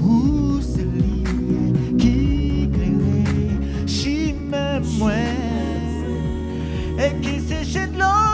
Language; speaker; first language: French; non-native, local second language; Haitian Creole